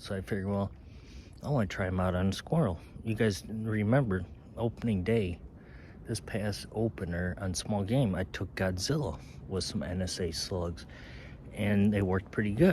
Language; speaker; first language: English; native; English